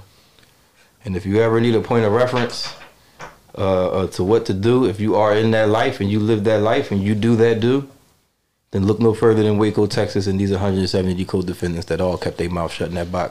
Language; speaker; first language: English; native; English